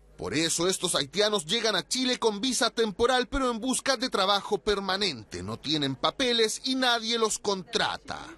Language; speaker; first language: Spanish; native; Spanish